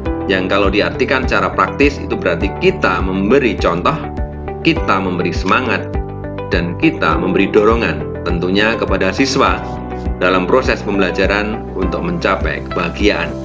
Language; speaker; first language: Indonesian; native; Indonesian